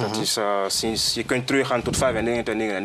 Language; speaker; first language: Dutch; non-native, fluent; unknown